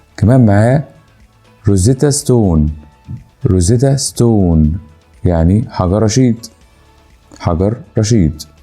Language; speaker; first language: Egyptian Arabic; native; Egyptian Arabic